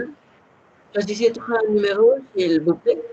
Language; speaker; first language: French; non-native, learner; Spanish